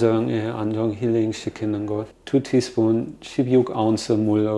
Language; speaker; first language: Korean; non-native, fluent; German